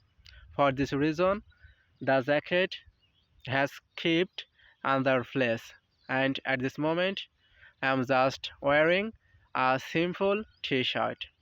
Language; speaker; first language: English; non-native, learner; Bangla